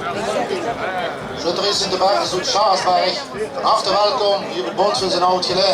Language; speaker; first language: Dutch; native; Dutch